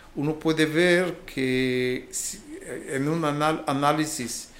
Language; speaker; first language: Spanish; non-native, fluent; Hebrew